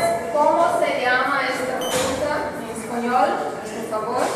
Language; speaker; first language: Spanish; non-native, learner; Portuguese